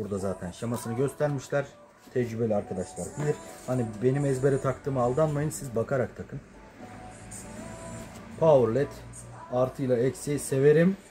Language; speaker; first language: Turkish; native; Turkish